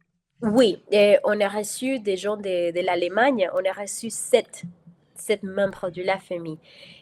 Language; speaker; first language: French; non-native, fluent; Spanish